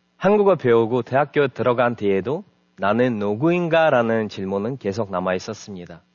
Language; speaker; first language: Korean; non-native, fluent; Russian